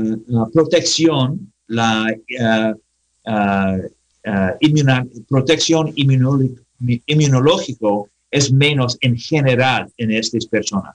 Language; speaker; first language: Spanish; non-native, learner; English